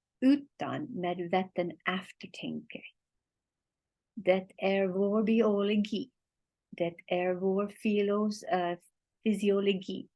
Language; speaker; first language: Swedish; non-native, learner; English